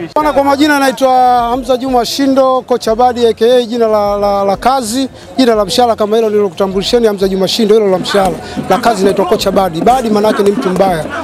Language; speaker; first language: Swahili; native; Swahili